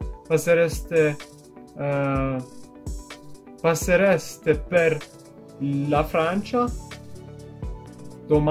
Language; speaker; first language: Italian; non-native, fluent; French